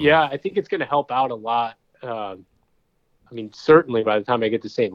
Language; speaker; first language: English; native; English